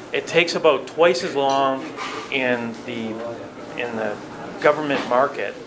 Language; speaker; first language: English; native; English